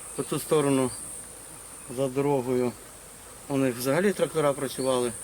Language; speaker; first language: Ukrainian; native; Ukrainian